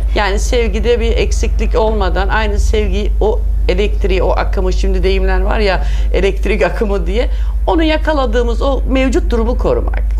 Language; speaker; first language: Turkish; native; Turkish